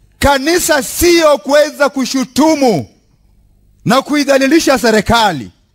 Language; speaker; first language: Swahili; non-native, local second language; Luyia